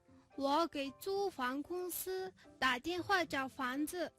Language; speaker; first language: Chinese; non-native, fluent; Mongolian